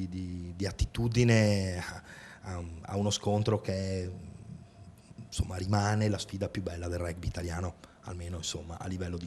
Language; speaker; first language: Italian; native; Italian